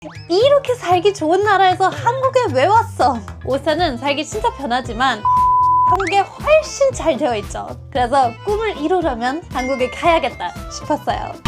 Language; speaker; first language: Korean; non-native, fluent; German